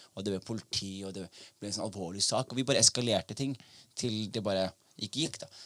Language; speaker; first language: Norwegian; early bilingual, other home language; Somali